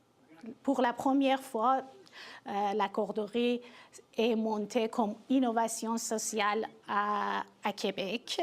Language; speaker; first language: French; non-native, fluent; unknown